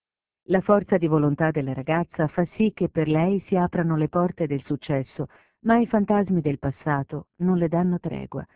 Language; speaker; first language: Italian; native; Italian